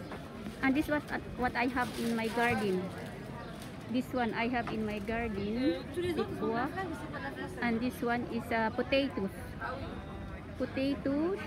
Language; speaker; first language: English; non-native, local second language; Filipino